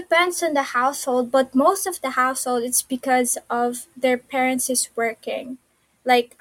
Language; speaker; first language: English; non-native, local second language; Filipino